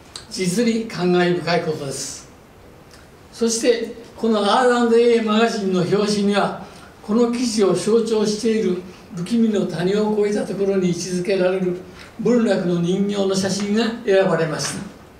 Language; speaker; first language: Japanese; native; Japanese